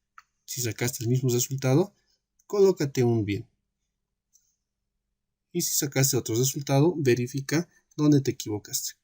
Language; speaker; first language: Spanish; native; Spanish